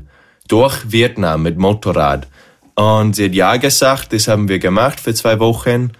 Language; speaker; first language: German; non-native, fluent; English